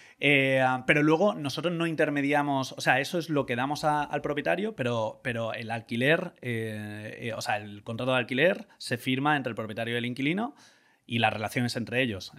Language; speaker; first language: Spanish; native; Spanish